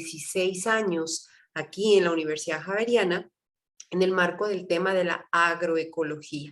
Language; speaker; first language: Spanish; native; Spanish